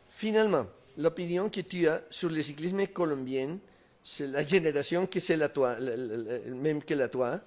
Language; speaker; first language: French; non-native, learner; Spanish